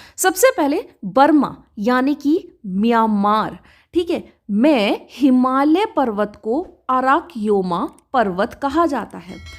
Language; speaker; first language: Hindi; native; Hindi